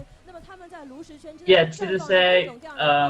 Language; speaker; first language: Chinese; native; Chinese